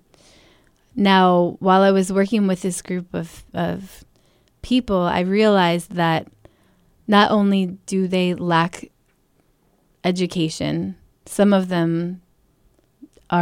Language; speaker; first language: English; native; English